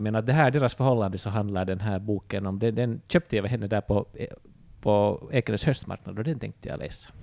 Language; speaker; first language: Swedish; native; Swedish